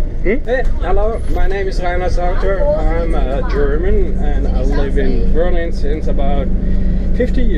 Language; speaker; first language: English; non-native, fluent; German